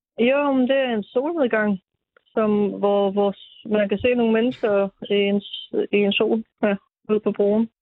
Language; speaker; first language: Danish; native; Danish